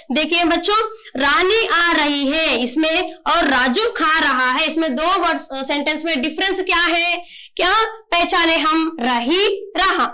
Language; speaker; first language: Hindi; non-native, local second language; Telugu